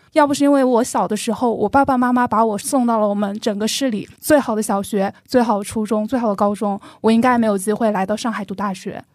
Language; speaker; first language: Chinese; native; Chinese